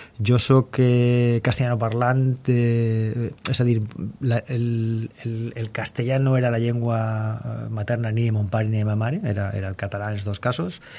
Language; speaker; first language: Catalan; non-native, local second language; Spanish